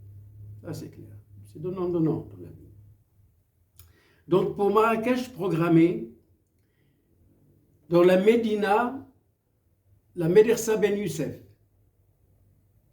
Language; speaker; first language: French; non-native, local second language; Arabic